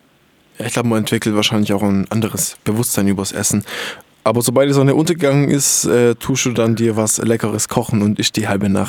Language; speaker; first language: German; native; German